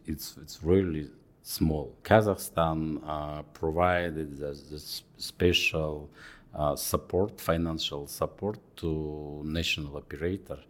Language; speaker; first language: English; non-native, fluent; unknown